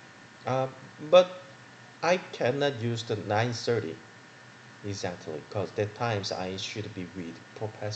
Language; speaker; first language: English; non-native, learner; Korean